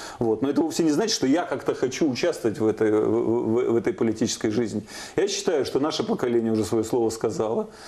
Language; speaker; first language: Russian; native; Russian